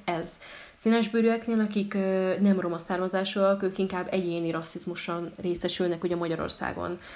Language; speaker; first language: Hungarian; early bilingual, other home language; Arabic